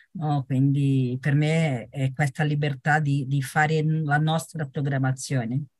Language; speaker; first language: Italian; non-native, fluent; Portuguese